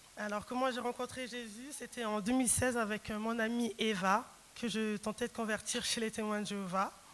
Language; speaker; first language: French; early bilingual, other home language; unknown